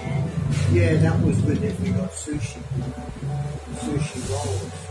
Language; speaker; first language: English; native; English